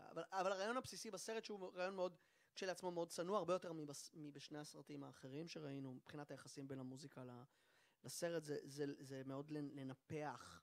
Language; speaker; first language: Hebrew; native; Hebrew